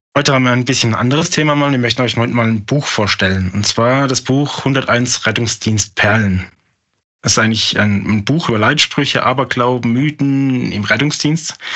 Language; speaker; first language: German; native; German